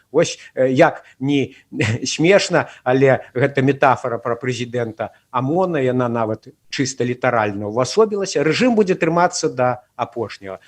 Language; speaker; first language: Belarusian; native; Belarusian